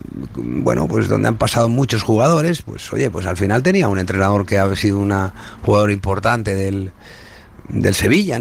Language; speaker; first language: Spanish; native; Spanish